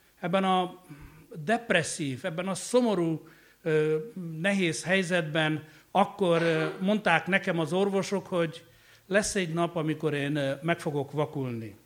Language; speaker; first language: Hungarian; native; Hungarian